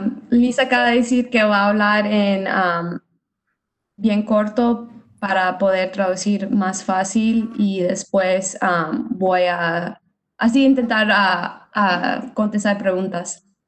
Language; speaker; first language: Spanish; early bilingual, other home language; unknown